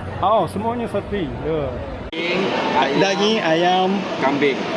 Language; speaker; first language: Malay; non-native, learner; Japanese